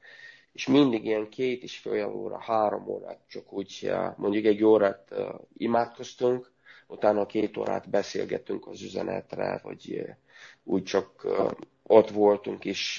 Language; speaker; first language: Hungarian; non-native, learner; Romanian